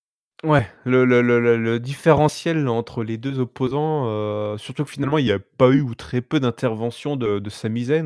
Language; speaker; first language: French; native; French